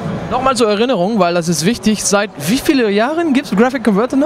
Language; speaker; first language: German; non-native, fluent; French